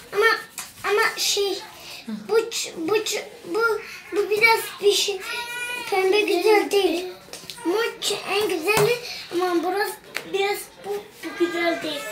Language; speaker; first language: Turkish; early bilingual, heritage; Turkish